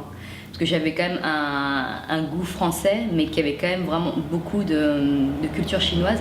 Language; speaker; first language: French; early bilingual, other home language; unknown